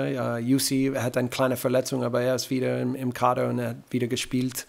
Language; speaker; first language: German; non-native, fluent; English